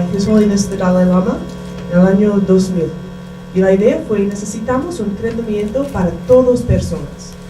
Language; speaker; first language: Spanish; non-native, learner; English